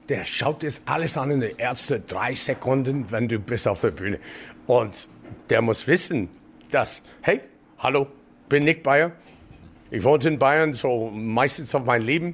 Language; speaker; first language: German; non-native, fluent; English